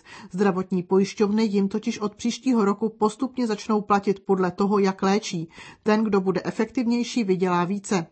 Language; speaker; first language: Czech; native; Czech